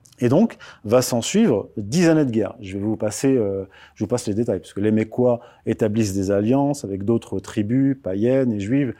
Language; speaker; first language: French; early bilingual, other home language; Berber languages